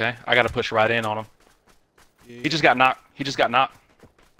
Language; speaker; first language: English; native; English